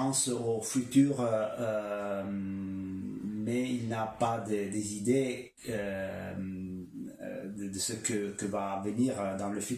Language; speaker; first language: French; non-native, local second language; Kinyarwanda